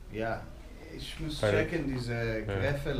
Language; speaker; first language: German; non-native, learner; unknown